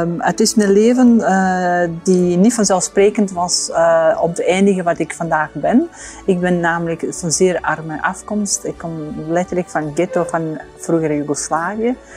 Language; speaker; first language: Dutch; non-native, fluent; Bosnian